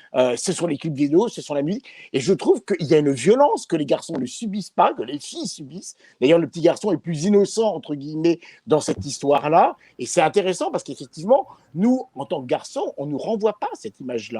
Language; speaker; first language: French; native; French